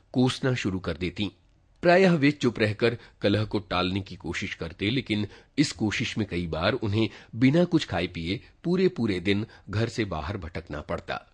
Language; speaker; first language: Hindi; native; Hindi